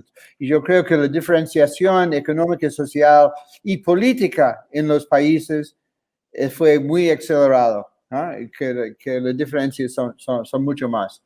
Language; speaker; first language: Spanish; non-native, fluent; English